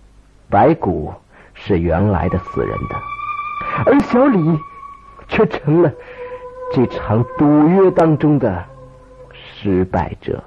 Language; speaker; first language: Chinese; native; Chinese